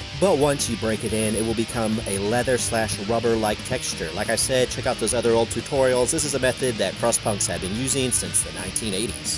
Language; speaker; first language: English; native; English